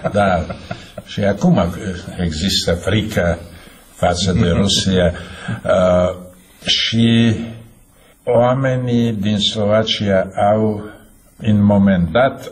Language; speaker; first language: Romanian; non-native, fluent; Czech